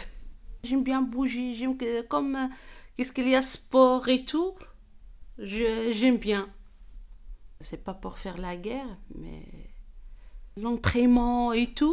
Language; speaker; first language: French; non-native, learner; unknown